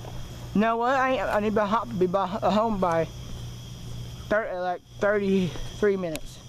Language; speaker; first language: English; native; English